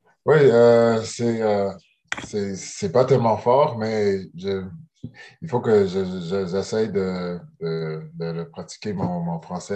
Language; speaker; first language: French; early bilingual, heritage; English